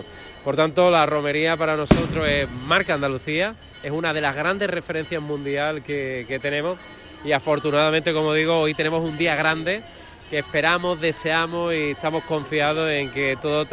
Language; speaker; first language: Spanish; native; Spanish